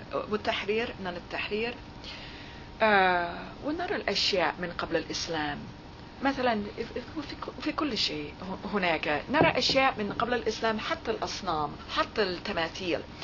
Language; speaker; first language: Arabic; non-native, fluent; English